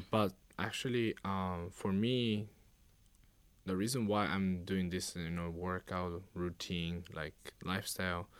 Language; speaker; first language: English; non-native, fluent; Japanese